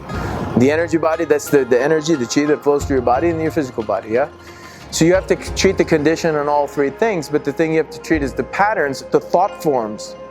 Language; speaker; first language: English; native; English